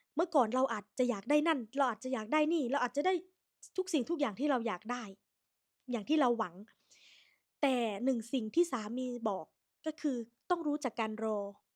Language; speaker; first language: Thai; native; Thai